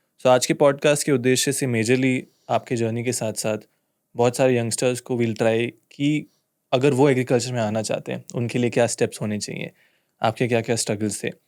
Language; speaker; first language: Hindi; native; Hindi